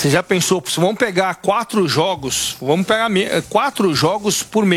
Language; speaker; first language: Portuguese; native; Portuguese